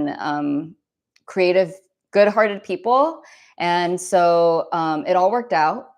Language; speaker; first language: English; native; English